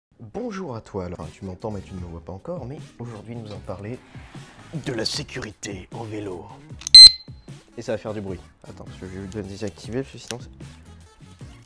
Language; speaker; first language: French; native; French